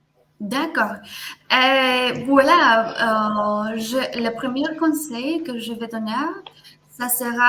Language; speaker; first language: French; non-native, fluent; Spanish